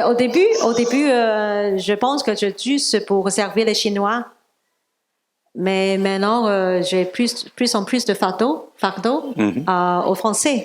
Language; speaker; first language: French; non-native, learner; Cantonese